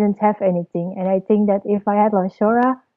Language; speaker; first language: English; non-native, fluent; Dutch